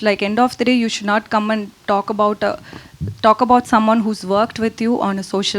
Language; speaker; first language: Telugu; non-native, learner; Tamil